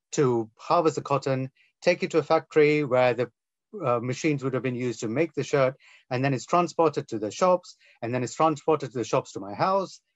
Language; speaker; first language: English; non-native, local second language; Tamil